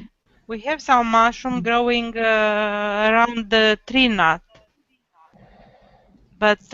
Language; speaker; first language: English; non-native, learner; Romanian